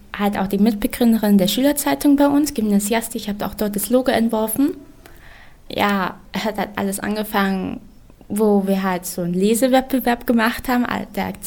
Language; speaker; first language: German; native; German